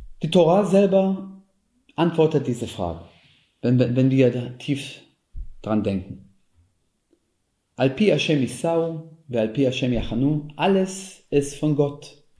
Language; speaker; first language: German; non-native, fluent; Hebrew